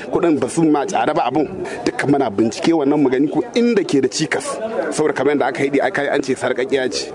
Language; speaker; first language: Hausa; native; Hausa